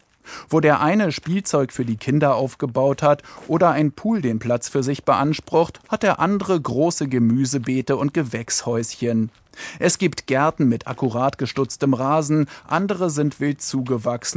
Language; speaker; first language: German; native; German